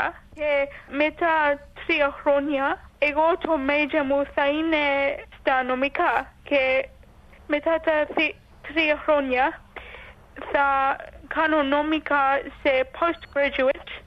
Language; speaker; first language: Greek; early bilingual, heritage; English